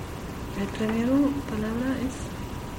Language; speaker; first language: Spanish; non-native, learner; German